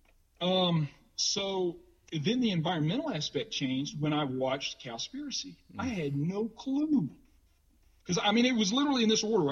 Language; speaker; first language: English; native; English